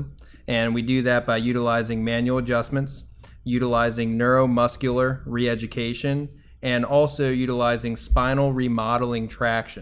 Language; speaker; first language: English; native; English